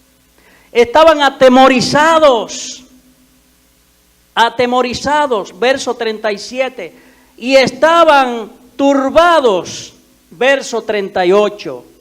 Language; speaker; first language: Spanish; native; Spanish